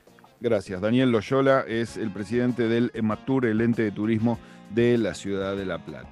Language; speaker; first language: Spanish; native; Spanish